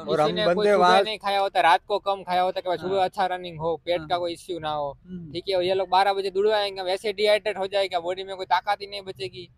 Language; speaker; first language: Hindi; non-native, local second language; Gujarati